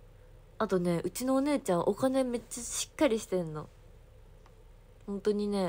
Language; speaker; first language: Japanese; native; Japanese